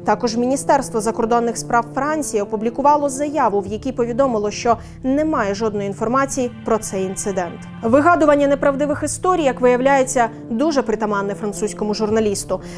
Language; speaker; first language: Ukrainian; native; Ukrainian